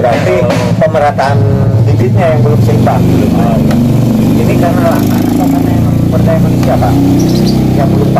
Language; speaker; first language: Indonesian; native; Indonesian